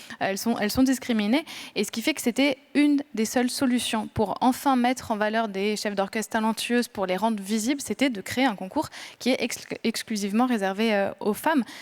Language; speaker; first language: French; native; French